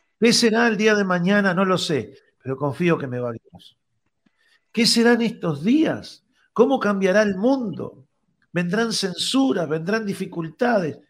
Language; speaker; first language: Spanish; native; Spanish